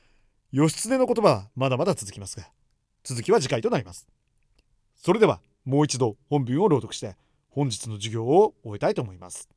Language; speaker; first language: Japanese; native; Japanese